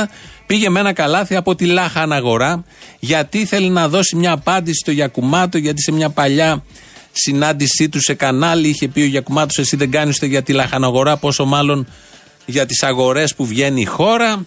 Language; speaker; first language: Greek; native; Greek